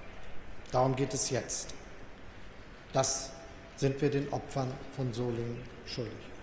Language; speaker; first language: German; native; German